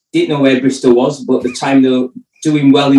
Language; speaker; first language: English; native; English